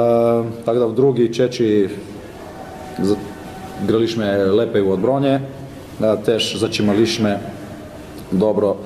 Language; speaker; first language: Polish; non-native, learner; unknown